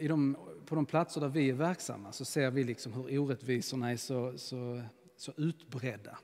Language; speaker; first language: Swedish; native; Swedish